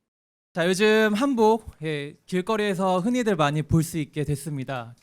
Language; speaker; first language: Korean; native; Korean